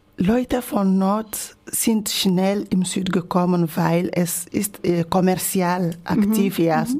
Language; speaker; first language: German; non-native, learner; Ewe